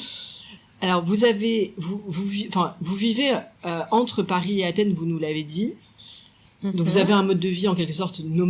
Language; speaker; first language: French; native; French